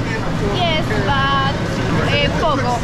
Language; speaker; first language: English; non-native, learner; Spanish